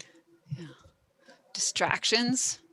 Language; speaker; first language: English; native; English